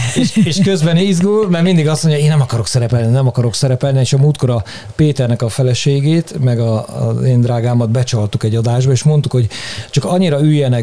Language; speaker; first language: Hungarian; native; Hungarian